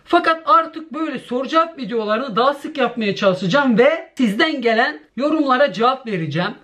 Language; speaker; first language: Turkish; early bilingual, heritage; Turkish